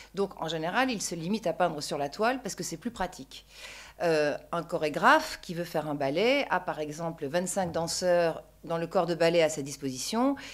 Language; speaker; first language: French; native; French